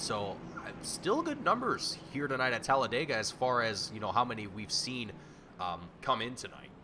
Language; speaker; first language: English; native; English